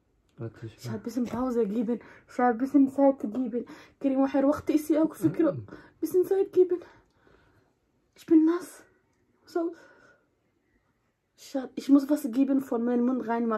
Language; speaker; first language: German; non-native, learner; Somali